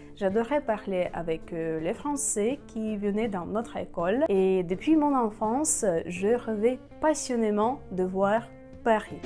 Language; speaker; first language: French; non-native, fluent; Russian